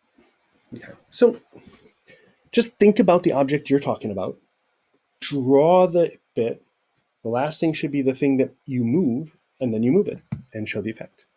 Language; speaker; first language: English; native; English